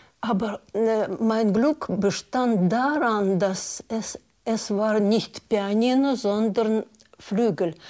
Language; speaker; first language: German; non-native, learner; Russian